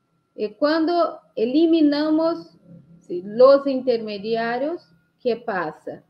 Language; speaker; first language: Portuguese; non-native, learner; Spanish